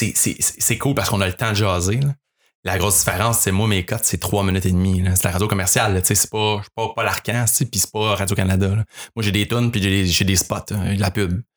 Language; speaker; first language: French; native; French